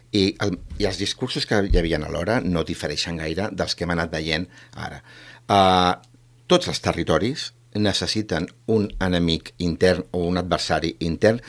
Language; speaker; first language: Catalan; non-native, local second language; Spanish